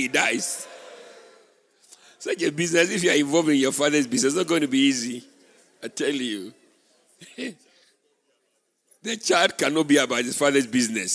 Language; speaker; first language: English; non-native, local second language; Akan